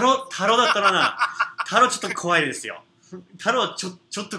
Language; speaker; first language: Japanese; non-native, fluent; English